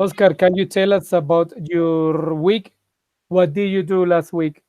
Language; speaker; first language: English; non-native, fluent; Spanish